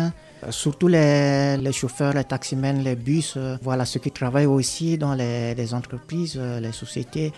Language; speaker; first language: French; non-native, local second language; Sango